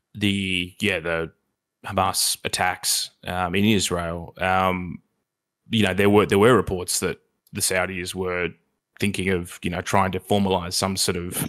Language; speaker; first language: English; native; English